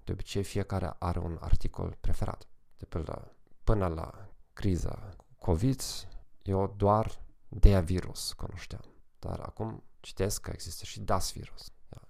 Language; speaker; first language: Romanian; non-native, fluent; German